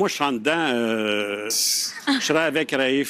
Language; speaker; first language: French; native; French